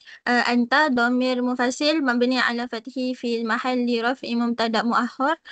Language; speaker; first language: Arabic; non-native, learner; Malay